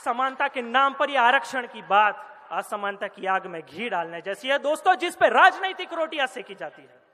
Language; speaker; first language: Hindi; non-native, local second language; Gujarati